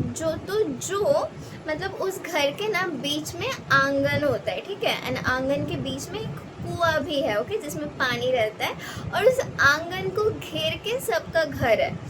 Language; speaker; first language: Hindi; non-native, local second language; Bangla